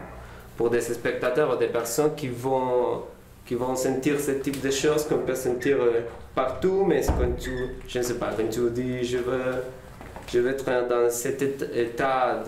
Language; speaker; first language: French; non-native, learner; Spanish